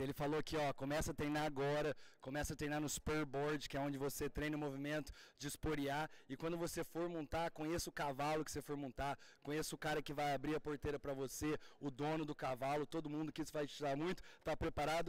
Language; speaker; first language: Portuguese; native; Portuguese